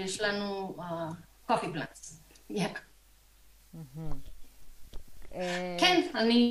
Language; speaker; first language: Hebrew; non-native, learner; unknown